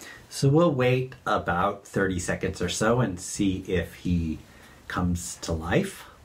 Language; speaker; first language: English; native; English